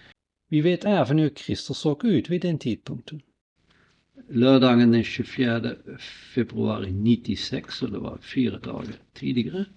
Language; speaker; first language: Swedish; native; Swedish